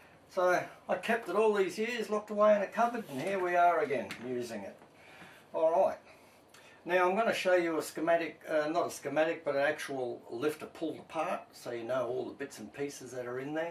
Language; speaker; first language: English; native; English